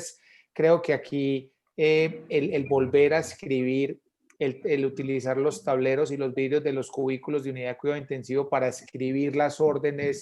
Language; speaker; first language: Spanish; native; Spanish